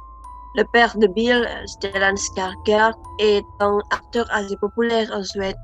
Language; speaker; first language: French; non-native, learner; Indonesian